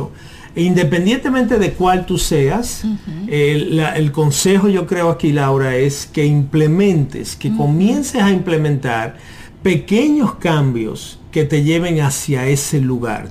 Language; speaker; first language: Spanish; native; Spanish